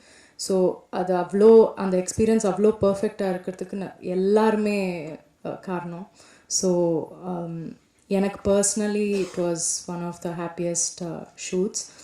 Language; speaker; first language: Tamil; non-native, local second language; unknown